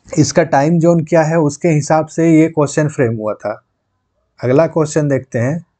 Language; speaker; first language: Hindi; non-native, local second language; Santali